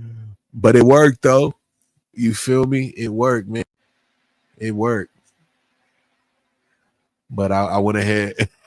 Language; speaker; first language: English; native; English